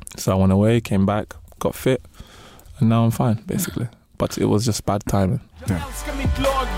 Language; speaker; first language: English; native; English